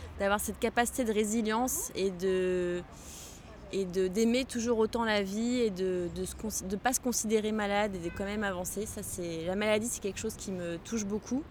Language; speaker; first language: French; non-native, local second language; Arabic